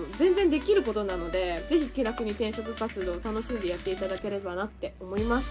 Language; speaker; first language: Japanese; native; Japanese